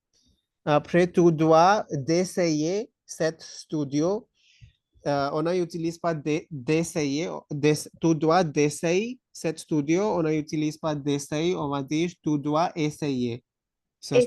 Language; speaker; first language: French; non-native, fluent; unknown